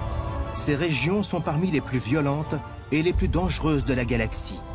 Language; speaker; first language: French; native; French